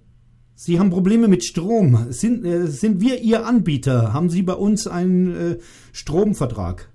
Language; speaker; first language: German; native; German